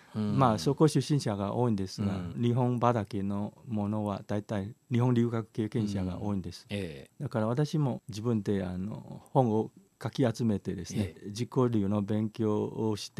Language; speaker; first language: Japanese; non-native, fluent; Chinese